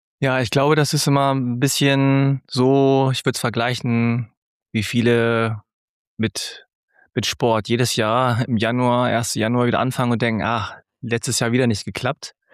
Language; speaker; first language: German; native; German